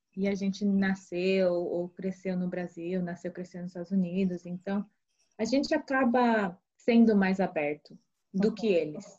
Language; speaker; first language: Portuguese; early bilingual, other home language; Korean